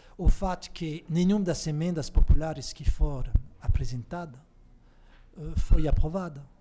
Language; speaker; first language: Portuguese; non-native, fluent; French